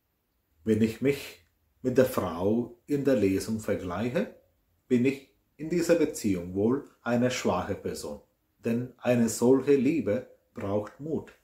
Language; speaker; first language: German; non-native, fluent; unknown